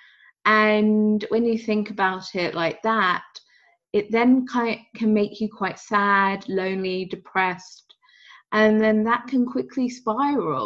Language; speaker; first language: English; native; English